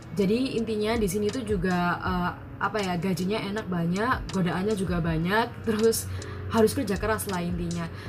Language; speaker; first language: Indonesian; native; Indonesian